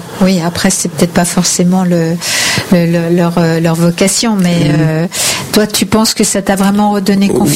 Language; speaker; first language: French; native; French